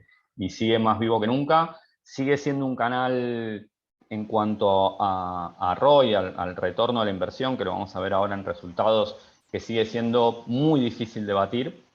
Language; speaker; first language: Spanish; native; Spanish